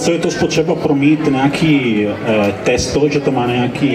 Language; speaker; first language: Czech; non-native, learner; Italian